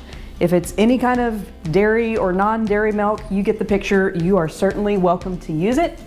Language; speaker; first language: English; native; English